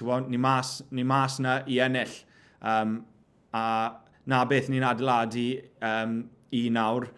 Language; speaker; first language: Welsh; non-native, local second language; English